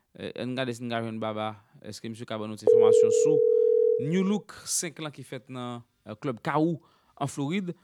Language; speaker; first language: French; non-native, local second language; Haitian Creole